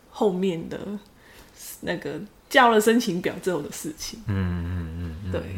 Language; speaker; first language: Chinese; native; Chinese